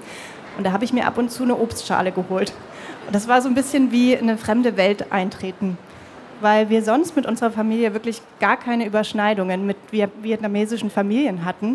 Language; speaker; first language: German; native; German